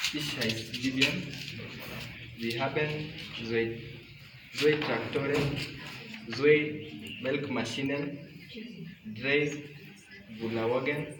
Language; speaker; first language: German; non-native, learner; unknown